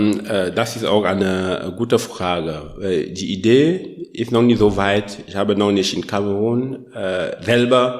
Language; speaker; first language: German; non-native, learner; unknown